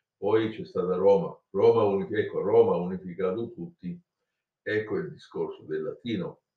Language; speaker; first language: Italian; native; Italian